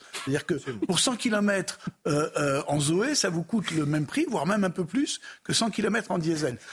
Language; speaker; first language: French; native; French